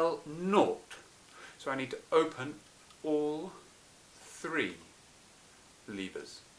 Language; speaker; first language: English; native; English